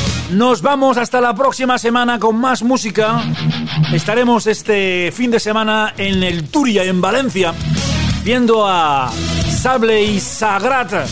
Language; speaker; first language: Spanish; native; Spanish